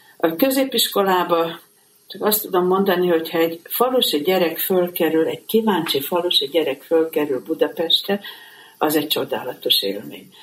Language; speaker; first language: Hungarian; native; Hungarian